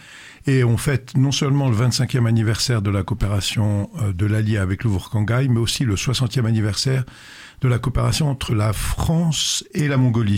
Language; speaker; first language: French; native; French